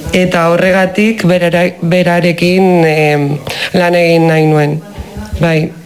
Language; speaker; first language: Basque; non-native, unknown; Russian